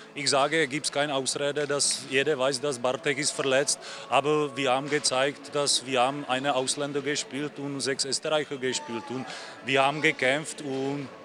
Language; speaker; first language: German; non-native, learner; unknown